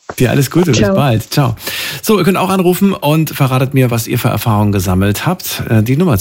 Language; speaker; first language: German; native; German